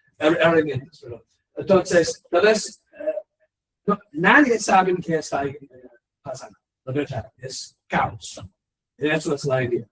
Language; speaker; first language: Spanish; non-native, learner; English